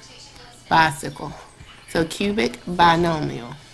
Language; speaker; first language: English; native; English